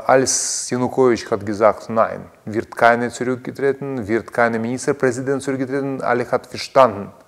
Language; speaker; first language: German; non-native, learner; Russian